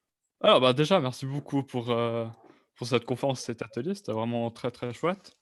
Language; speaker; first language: French; native; French